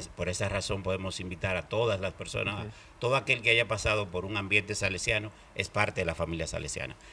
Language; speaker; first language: Spanish; native; Spanish